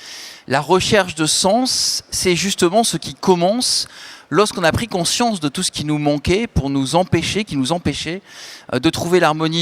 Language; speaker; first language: French; native; French